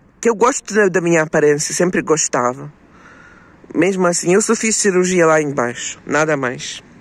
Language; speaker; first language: Portuguese; non-native, fluent; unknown